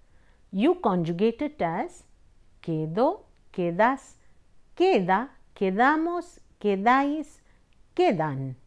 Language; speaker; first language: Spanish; non-native, fluent; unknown